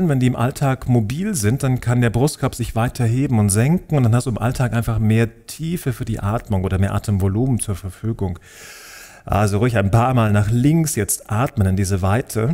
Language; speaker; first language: German; native; German